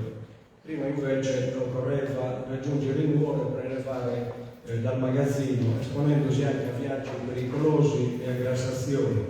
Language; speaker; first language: Italian; native; Italian